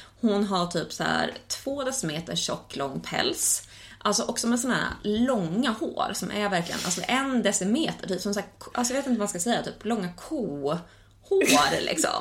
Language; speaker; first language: Swedish; native; Swedish